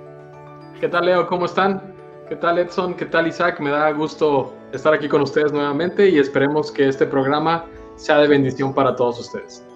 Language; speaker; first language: Spanish; native; Spanish